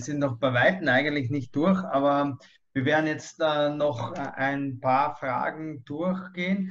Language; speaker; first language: German; native; German